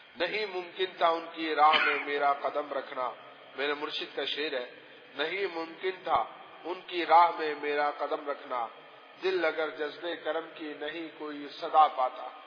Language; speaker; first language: Urdu; non-native, local second language; Pashto